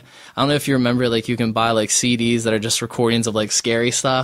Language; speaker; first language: English; native; English